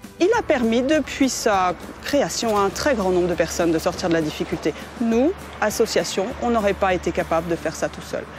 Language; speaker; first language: French; native; French